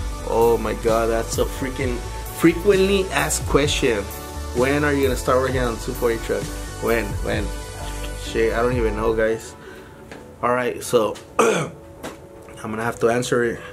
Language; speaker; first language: English; early bilingual, other home language; Spanish